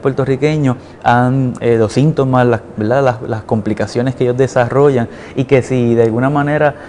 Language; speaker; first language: Spanish; native; Spanish